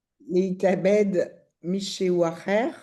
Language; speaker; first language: Hebrew; non-native, learner; French